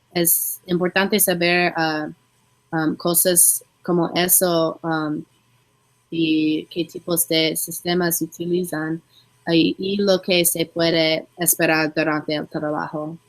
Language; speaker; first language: Spanish; non-native, learner; English